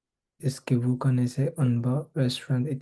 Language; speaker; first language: French; non-native, learner; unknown